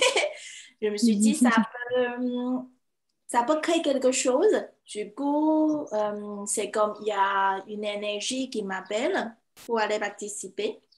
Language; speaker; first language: French; non-native, fluent; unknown